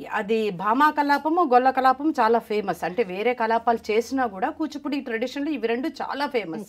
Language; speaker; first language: Telugu; non-native, local second language; Malayalam